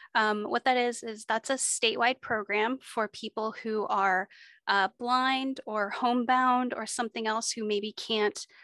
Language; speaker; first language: English; native; English